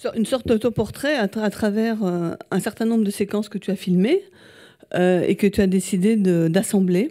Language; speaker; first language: French; native; French